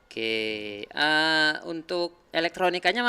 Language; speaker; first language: Indonesian; native; Indonesian